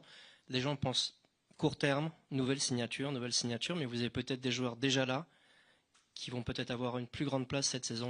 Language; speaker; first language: French; native; French